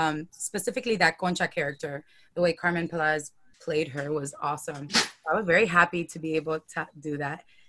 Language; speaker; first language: English; early bilingual, other home language; Spanish